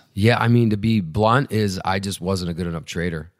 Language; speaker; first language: English; native; English